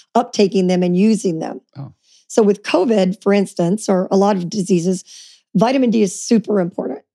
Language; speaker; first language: English; native; English